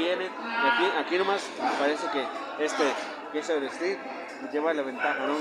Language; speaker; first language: Spanish; native; Spanish